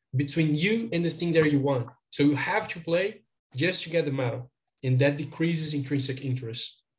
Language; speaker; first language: English; non-native, fluent; Portuguese